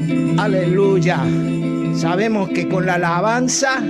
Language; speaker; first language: Spanish; native; Spanish